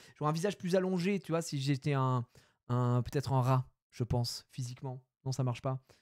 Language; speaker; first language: French; native; French